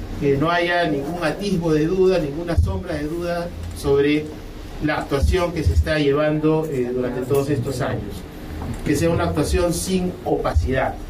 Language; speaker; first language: Spanish; native; Spanish